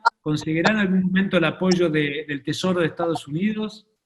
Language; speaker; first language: Spanish; native; Spanish